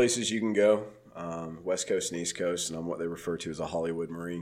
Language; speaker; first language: English; native; English